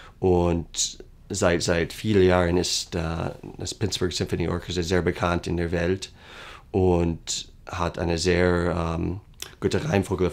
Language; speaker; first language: German; non-native, fluent; English